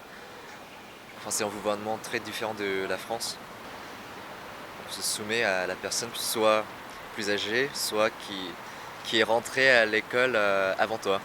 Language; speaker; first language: French; early bilingual, other home language; Korean